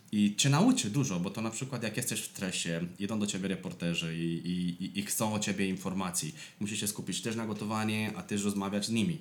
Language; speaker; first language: Polish; non-native, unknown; Romanian